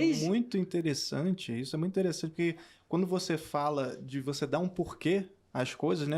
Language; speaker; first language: Portuguese; native; Portuguese